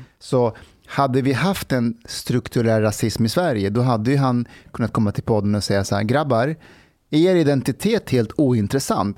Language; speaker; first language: Swedish; early bilingual, other home language; Persian